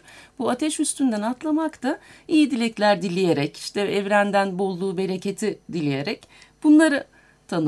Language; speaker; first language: Turkish; native; Turkish